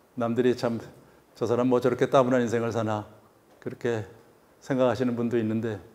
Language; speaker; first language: Korean; native; Korean